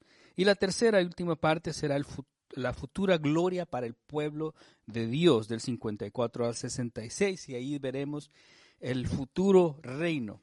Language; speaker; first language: Spanish; native; Spanish